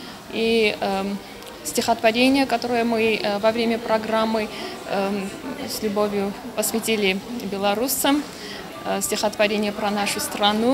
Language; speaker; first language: Russian; non-native, fluent; Armenian